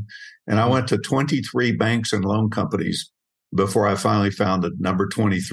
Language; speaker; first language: English; native; English